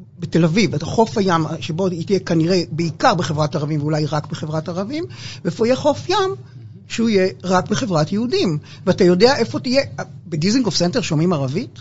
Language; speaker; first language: Hebrew; native; Hebrew